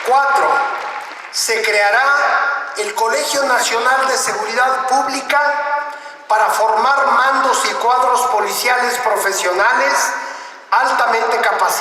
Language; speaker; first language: Spanish; native; Spanish